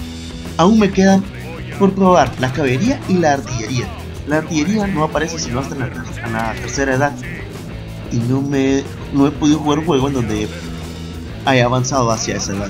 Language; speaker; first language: Spanish; native; Spanish